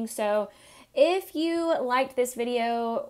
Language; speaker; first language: English; native; English